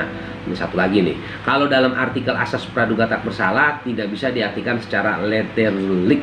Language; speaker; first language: Indonesian; native; Indonesian